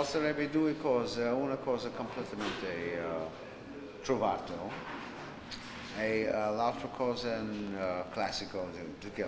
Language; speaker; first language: Italian; non-native, learner; English